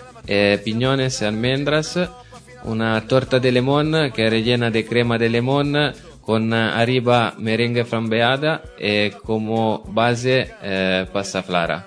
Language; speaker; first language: Spanish; non-native, learner; Italian